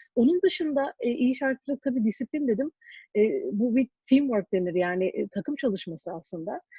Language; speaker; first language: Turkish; early bilingual, heritage; Turkish